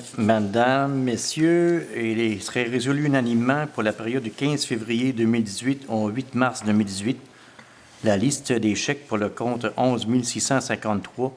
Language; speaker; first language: French; native; French